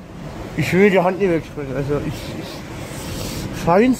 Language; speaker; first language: German; native; German